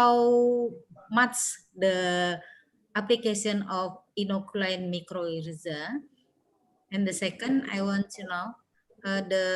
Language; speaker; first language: English; non-native, learner; Indonesian